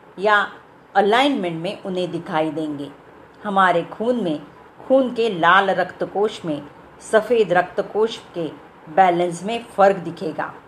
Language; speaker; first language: Hindi; non-native, local second language; Marathi